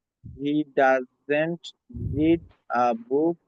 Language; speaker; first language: English; non-native, learner; Bangla